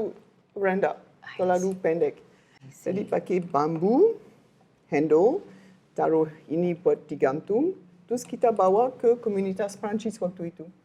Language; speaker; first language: Indonesian; non-native, learner; French